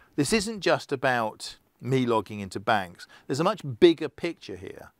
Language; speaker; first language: English; native; English